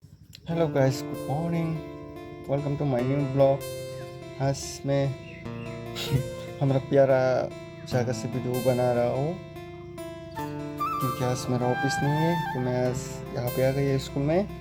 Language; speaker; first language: Hindi; non-native, local second language; Kok Borok